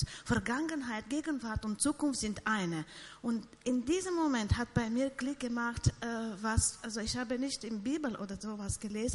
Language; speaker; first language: German; non-native, fluent; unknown